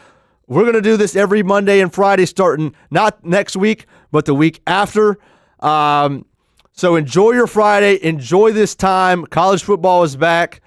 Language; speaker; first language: English; native; English